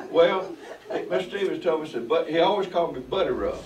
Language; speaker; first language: English; native; English